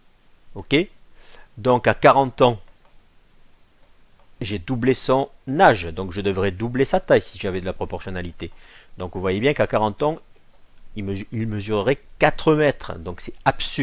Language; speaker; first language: French; native; French